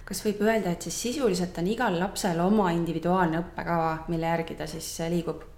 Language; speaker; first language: Estonian; native; Estonian